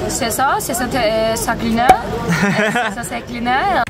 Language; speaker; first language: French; non-native, learner; Turkish